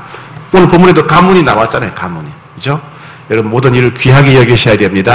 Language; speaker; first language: Korean; native; Korean